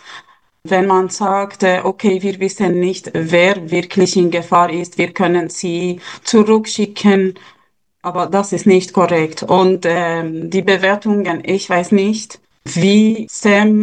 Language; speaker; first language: German; non-native, fluent; Persian